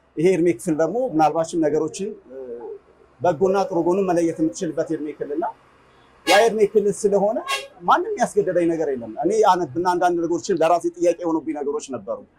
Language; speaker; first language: Amharic; native; Amharic